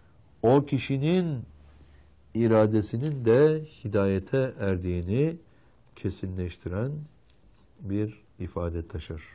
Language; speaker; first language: Turkish; native; Turkish